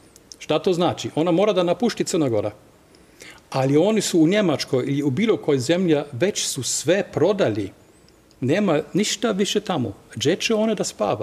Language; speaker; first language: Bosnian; non-native, fluent; German